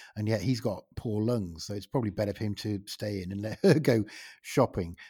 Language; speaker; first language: English; native; English